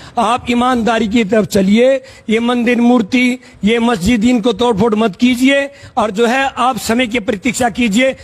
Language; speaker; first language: Hindi; native; Hindi